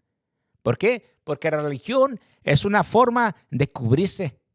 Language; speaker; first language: Spanish; native; Spanish